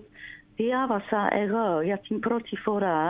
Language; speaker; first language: Greek; non-native, learner; English